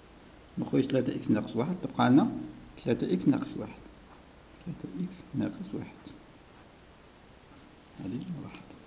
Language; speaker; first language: Arabic; native; Arabic